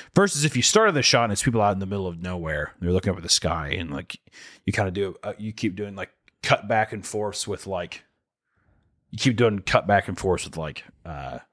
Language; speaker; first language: English; native; English